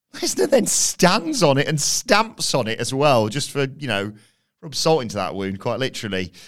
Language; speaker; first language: English; native; English